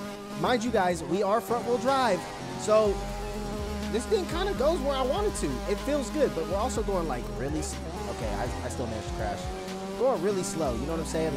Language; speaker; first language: English; native; English